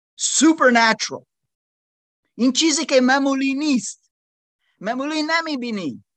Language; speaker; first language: Persian; non-native, learner; German